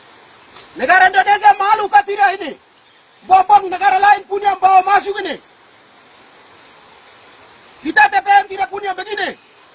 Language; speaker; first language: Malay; non-native, local second language; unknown